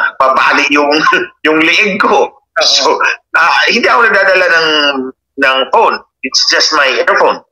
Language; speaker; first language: Filipino; non-native, local second language; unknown